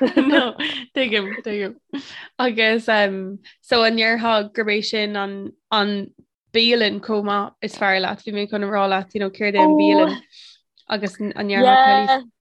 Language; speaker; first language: Irish; non-native, local second language; English